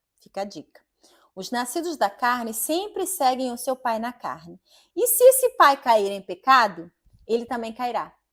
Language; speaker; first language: Portuguese; native; Portuguese